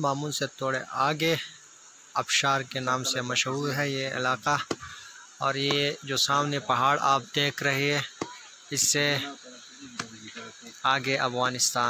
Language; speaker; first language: Hindi; non-native, local second language; Pashto